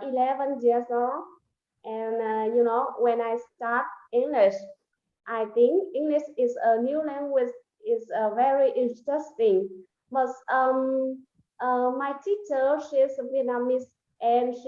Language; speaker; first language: English; non-native, learner; Vietnamese